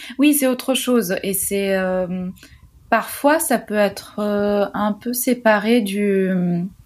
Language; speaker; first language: French; non-native, fluent; Italian